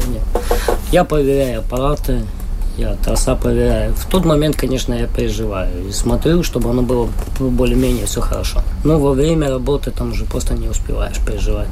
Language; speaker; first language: Russian; non-native, local second language; Ukrainian